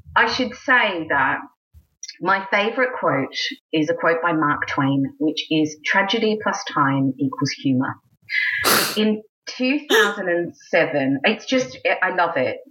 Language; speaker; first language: English; native; English